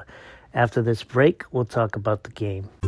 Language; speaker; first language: English; native; English